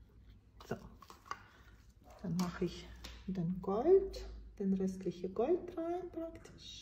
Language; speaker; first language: German; non-native, fluent; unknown